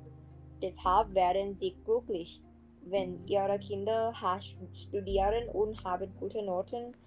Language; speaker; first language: German; non-native, learner; Thai